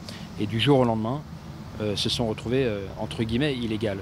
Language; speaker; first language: French; native; French